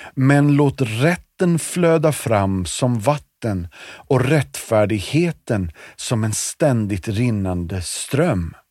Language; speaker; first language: Swedish; native; Swedish